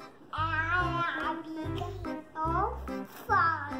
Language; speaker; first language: Portuguese; native; Portuguese